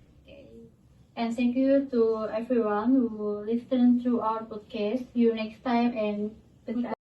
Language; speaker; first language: English; non-native, learner; Indonesian